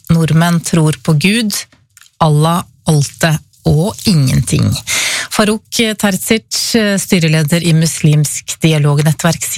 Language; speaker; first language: Norwegian; native; Norwegian